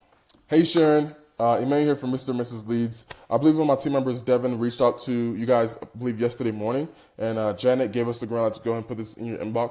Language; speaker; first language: English; native; English